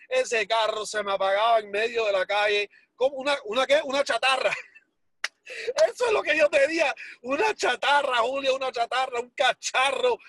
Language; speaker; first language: Spanish; early bilingual, heritage; Spanish